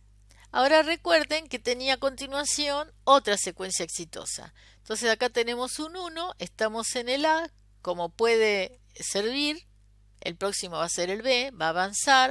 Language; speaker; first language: Spanish; native; Spanish